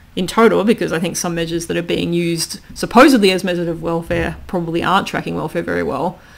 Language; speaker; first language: English; native; English